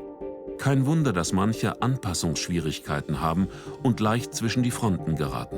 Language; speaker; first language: German; native; German